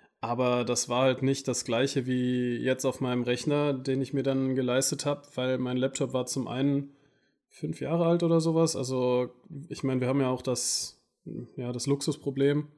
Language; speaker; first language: German; native; German